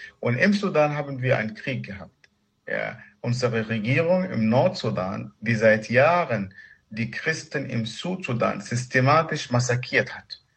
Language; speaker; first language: German; non-native, fluent; Arabic